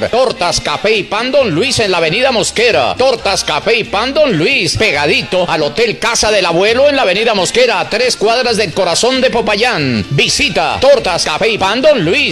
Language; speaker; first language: Spanish; native; Spanish